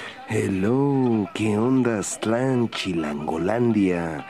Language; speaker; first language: Spanish; native; Spanish